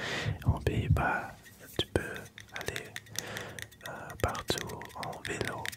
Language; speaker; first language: French; non-native, local second language; Dutch